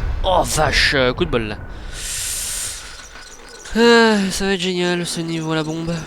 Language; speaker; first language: French; native; French